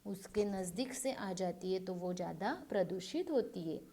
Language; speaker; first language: Hindi; non-native, local second language; Marathi